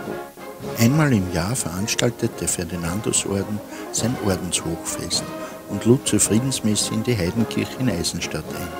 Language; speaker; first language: German; native; German